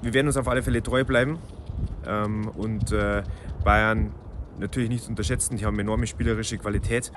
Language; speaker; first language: German; native; German